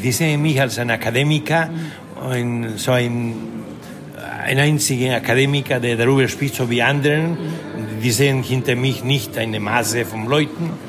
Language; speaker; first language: German; non-native, fluent; Spanish